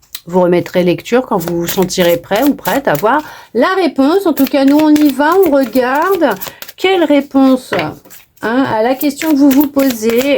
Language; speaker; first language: French; native; French